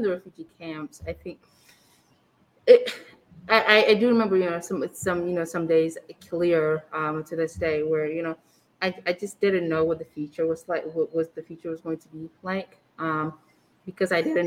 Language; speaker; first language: English; early bilingual, other home language; Arabic